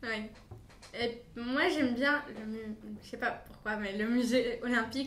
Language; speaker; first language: French; non-native, fluent; Bulgarian